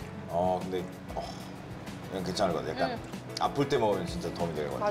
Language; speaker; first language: Korean; non-native, fluent; Spanish